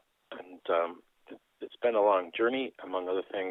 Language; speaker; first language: English; early bilingual, other home language; Dutch